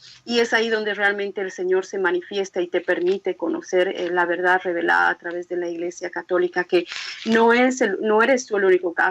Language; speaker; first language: Spanish; native; Spanish